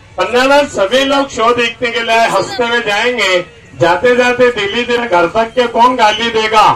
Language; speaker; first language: Hindi; non-native, local second language; Marathi